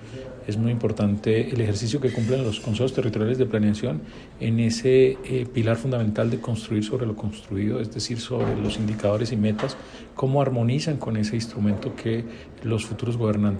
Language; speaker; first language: Spanish; native; Spanish